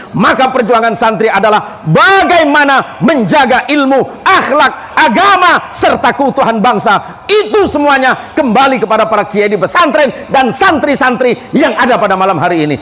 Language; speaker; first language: Indonesian; non-native, local second language; Madurese